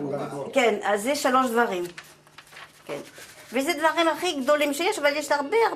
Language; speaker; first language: Hebrew; non-native, fluent; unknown